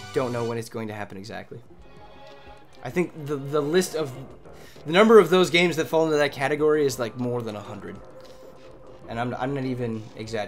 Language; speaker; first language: English; native; English